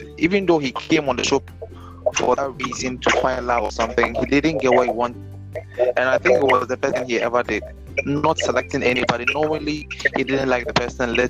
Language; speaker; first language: English; non-native, local second language; Akan